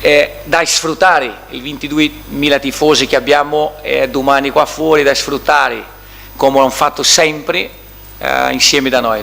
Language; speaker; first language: Italian; non-native, fluent; Portuguese